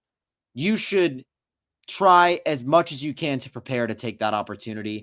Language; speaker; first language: English; native; English